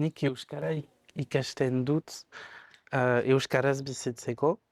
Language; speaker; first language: Basque; non-native, learner; French